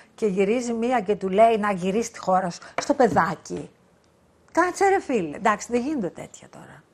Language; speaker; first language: Greek; native; Greek